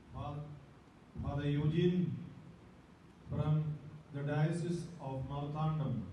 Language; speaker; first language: English; non-native, local second language; Malayalam